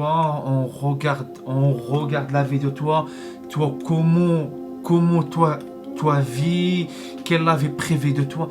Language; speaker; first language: French; non-native, learner; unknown